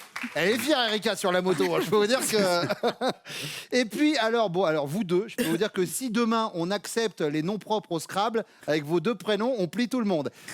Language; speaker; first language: French; native; French